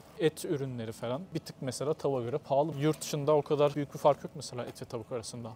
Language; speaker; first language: Turkish; native; Turkish